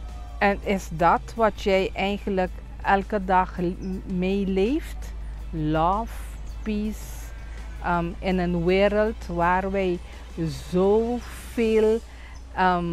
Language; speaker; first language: Dutch; non-native, local second language; Papiamento